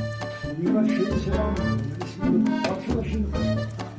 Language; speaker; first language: Turkish; native; Turkish